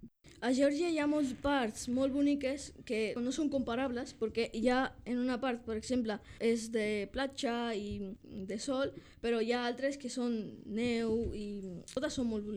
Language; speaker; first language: Catalan; early bilingual, other home language; Georgian